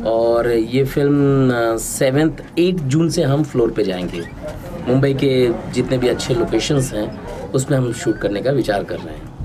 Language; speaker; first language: Hindi; native; Hindi